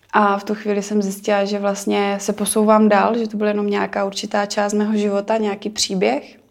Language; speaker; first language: Czech; native; Czech